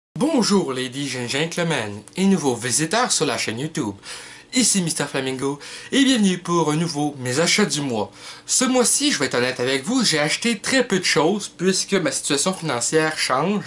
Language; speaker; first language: French; native; French